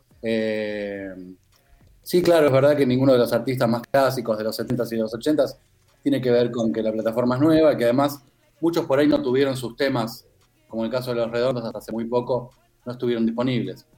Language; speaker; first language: Spanish; native; Spanish